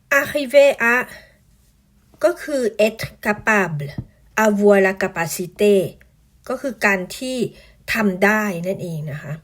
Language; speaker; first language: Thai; native; Thai